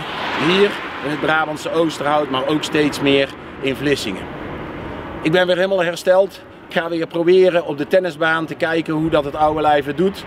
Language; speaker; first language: Dutch; native; Dutch